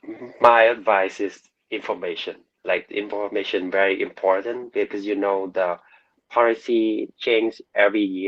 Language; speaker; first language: English; non-native, learner; Vietnamese